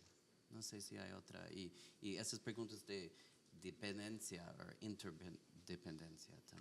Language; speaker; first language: Spanish; non-native, learner; English